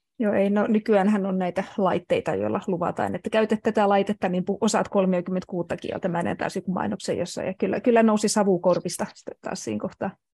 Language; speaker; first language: Finnish; native; Finnish